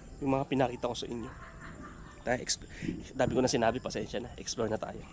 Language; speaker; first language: Filipino; native; Filipino